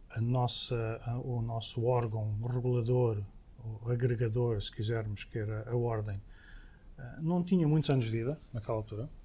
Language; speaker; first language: Portuguese; early bilingual, heritage; Portuguese